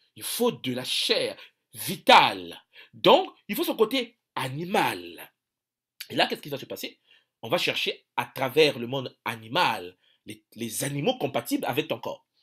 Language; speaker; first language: French; non-native, local second language; Kongo